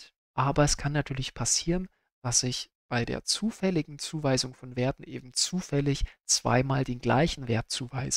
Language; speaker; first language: German; native; German